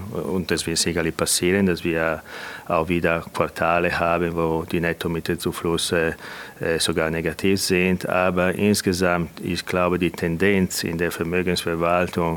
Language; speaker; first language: German; non-native, fluent; Italian